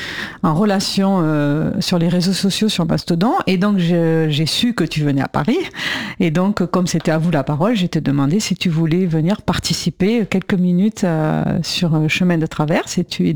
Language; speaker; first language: French; native; French